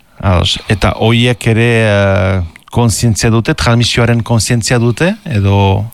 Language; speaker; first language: Basque; native; Basque